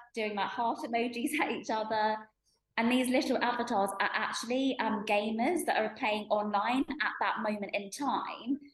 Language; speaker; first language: English; native; English